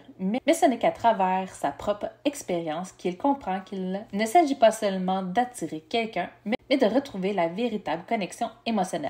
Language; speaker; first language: French; native; French